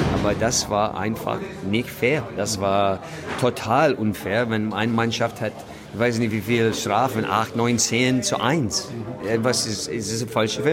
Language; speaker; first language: German; non-native, learner; English